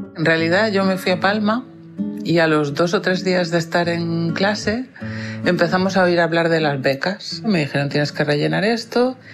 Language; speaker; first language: Spanish; native; Spanish